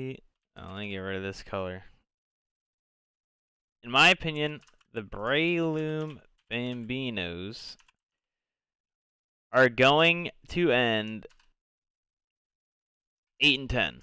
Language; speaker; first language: English; native; English